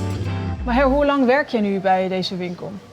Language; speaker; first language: Dutch; native; Dutch